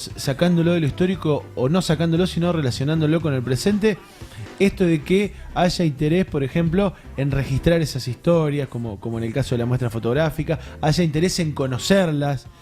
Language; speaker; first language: Spanish; native; Spanish